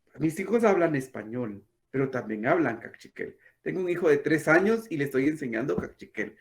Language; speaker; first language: Spanish; non-native, local second language; Kaqchikel